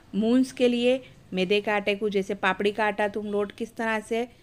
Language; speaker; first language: Hindi; native; Hindi